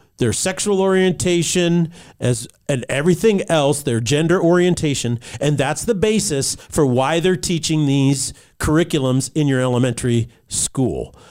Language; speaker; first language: English; native; English